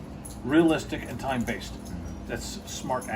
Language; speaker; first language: English; native; English